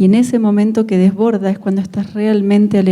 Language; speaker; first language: Spanish; native; Spanish